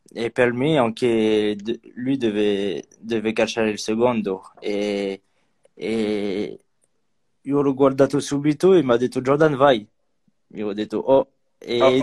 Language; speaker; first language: Italian; non-native, learner; French